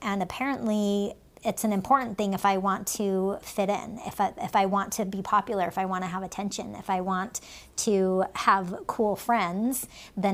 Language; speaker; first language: English; native; English